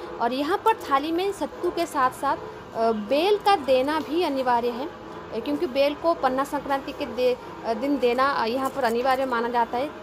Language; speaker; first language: Hindi; non-native, local second language; Bangla